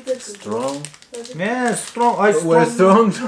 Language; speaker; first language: English; non-native, learner; Turkish